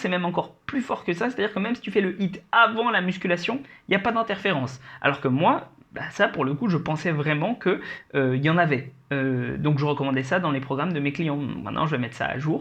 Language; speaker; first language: French; native; French